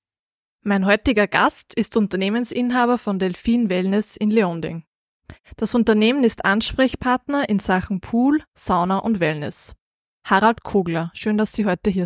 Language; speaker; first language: German; native; German